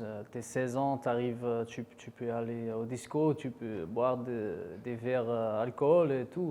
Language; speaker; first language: French; non-native, fluent; Dutch